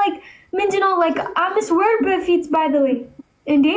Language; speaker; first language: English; non-native, learner; Amharic